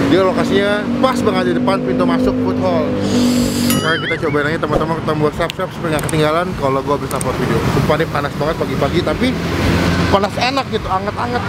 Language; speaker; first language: Indonesian; native; Indonesian